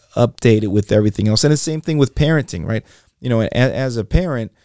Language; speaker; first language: English; early bilingual, other home language; Filipino